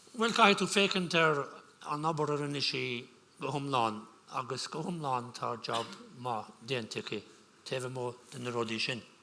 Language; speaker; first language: Irish; non-native, local second language; English